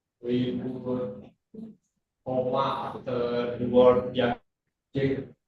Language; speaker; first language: English; non-native, learner; Indonesian